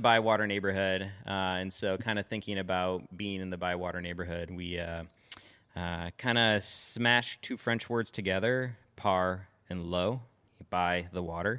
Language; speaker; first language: English; native; English